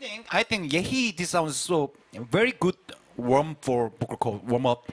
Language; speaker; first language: English; non-native, learner; Korean